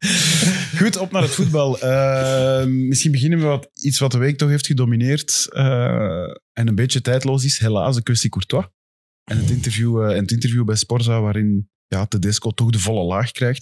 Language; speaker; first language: Dutch; native; Dutch